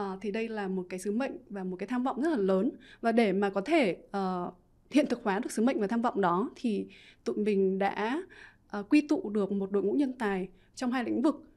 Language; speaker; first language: Vietnamese; native; Vietnamese